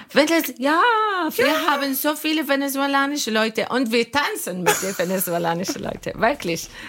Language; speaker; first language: German; non-native, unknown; Arabic